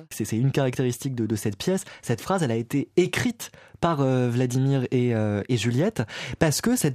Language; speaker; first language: French; native; French